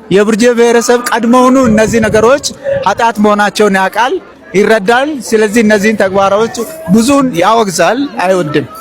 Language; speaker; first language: Amharic; non-native, local second language; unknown